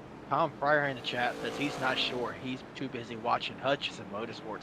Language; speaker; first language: English; native; English